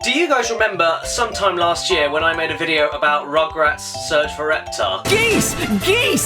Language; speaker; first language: English; native; English